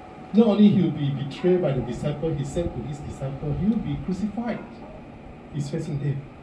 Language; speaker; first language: English; non-native, local second language; Min Nan Chinese